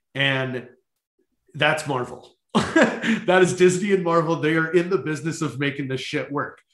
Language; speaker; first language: English; native; English